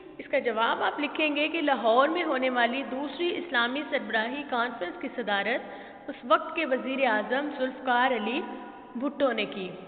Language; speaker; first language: Urdu; native; Urdu